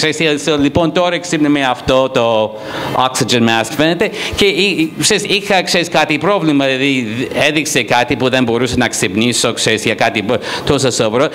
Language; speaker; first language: Greek; non-native, fluent; English